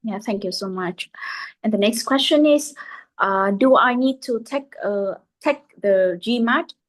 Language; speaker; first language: English; non-native, fluent; Vietnamese